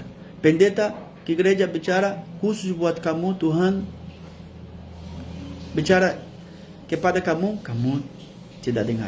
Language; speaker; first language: Indonesian; non-native, fluent; Portuguese